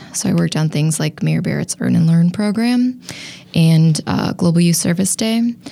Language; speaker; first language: English; native; English